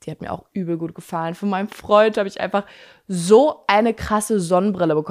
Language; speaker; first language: German; native; German